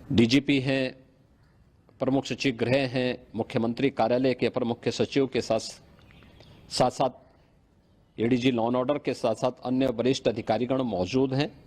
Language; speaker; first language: Hindi; native; Hindi